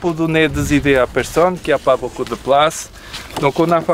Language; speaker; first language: French; non-native, learner; Portuguese